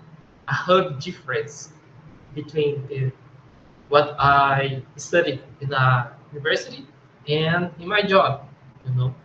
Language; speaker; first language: English; non-native, learner; Portuguese